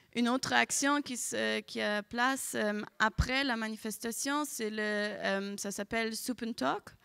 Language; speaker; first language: French; non-native, fluent; German